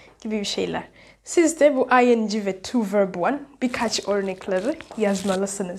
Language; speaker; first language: Turkish; non-native, fluent; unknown